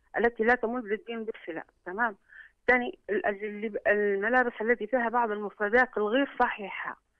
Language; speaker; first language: Arabic; native; Arabic